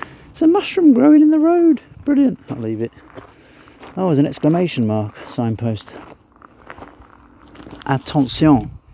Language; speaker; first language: English; native; English